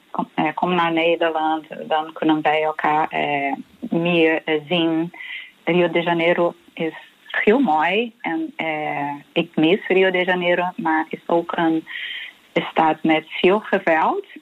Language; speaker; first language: Dutch; non-native, fluent; Portuguese